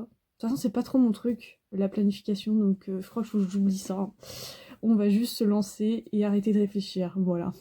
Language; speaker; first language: French; native; French